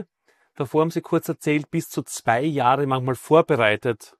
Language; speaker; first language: German; native; German